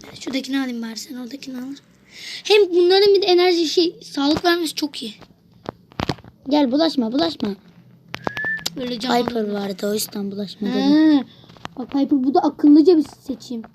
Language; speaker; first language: Turkish; native; Turkish